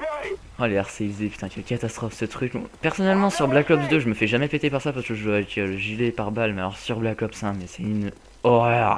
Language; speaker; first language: French; native; French